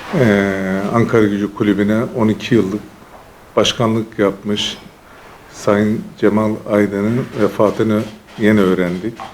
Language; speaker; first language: Turkish; native; Turkish